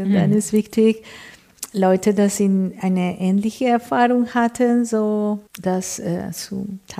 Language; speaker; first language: German; non-native, fluent; Spanish